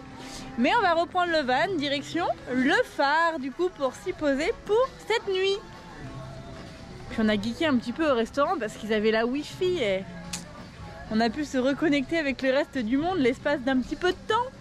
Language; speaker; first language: French; native; French